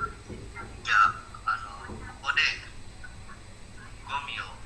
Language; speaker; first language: Japanese; non-native, learner; Indonesian